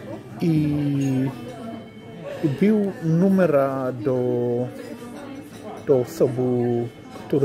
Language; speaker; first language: Polish; non-native, learner; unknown